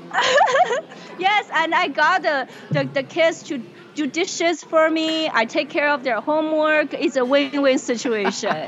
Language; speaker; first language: English; non-native, fluent; Chinese